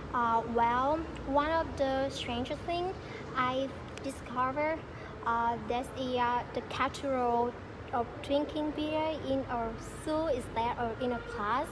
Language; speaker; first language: English; non-native, fluent; Vietnamese